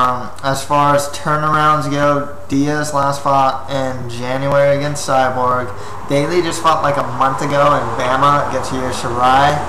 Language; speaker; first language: English; native; English